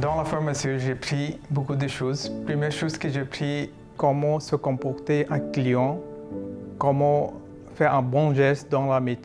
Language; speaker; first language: French; non-native, learner; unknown